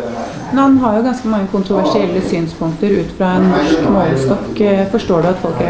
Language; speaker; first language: Norwegian; native; Norwegian